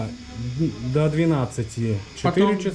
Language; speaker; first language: Russian; native; Russian